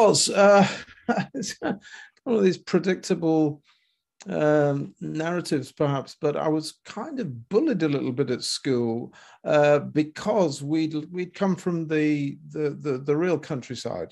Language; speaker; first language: English; native; English